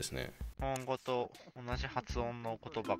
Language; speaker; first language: Japanese; non-native, fluent; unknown